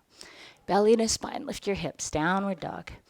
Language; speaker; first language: English; native; English